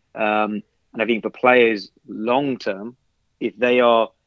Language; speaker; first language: English; native; English